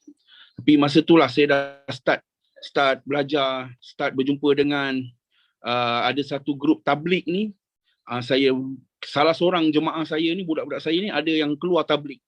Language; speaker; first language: Indonesian; non-native, local second language; Malay